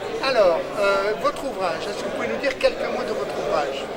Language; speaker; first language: French; native; French